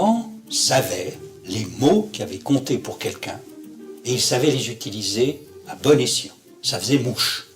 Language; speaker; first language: French; native; French